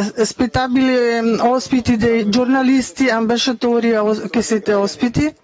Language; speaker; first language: Italian; non-native, fluent; Macedonian